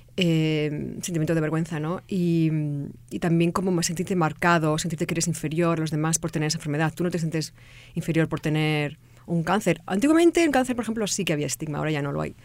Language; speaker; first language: Spanish; native; Spanish